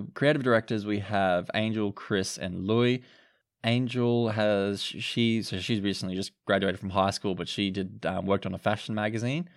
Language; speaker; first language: English; native; English